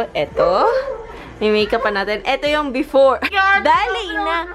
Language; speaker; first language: Filipino; early bilingual, heritage; Filipino